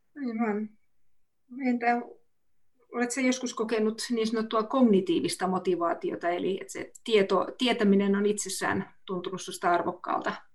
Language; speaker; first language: Finnish; native; Finnish